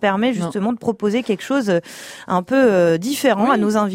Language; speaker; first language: French; native; French